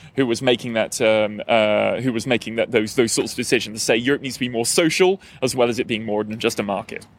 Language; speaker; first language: English; native; English